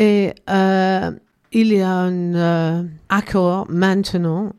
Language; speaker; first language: French; non-native, learner; English